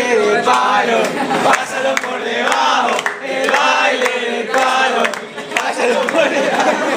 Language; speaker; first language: Spanish; native; Spanish